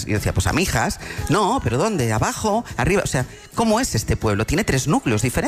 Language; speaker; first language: Spanish; native; Spanish